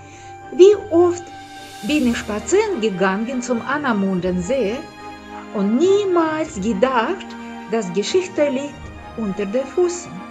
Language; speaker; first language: German; non-native, fluent; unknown